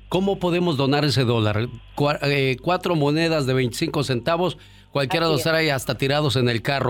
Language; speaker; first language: Spanish; native; Spanish